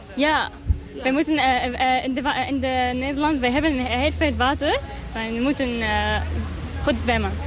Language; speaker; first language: Dutch; non-native, learner; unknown